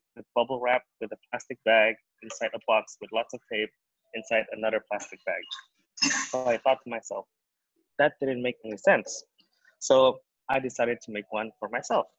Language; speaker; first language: English; non-native, fluent; Indonesian